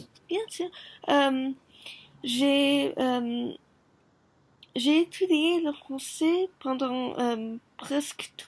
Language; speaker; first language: French; non-native, learner; Korean